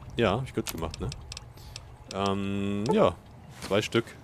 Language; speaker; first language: German; native; German